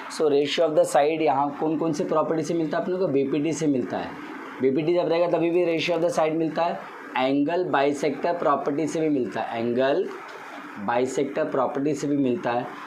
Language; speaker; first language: Hindi; non-native, local second language; Marathi